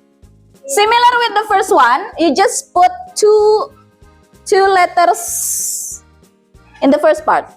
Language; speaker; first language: English; non-native, fluent; Indonesian